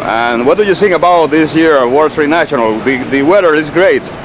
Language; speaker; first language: English; non-native, learner; Spanish